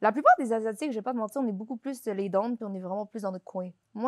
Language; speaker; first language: French; native; French